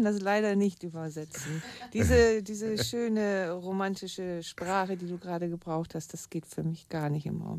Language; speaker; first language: German; native; German